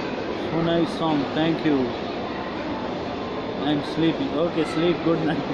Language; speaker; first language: English; non-native, fluent; Pashto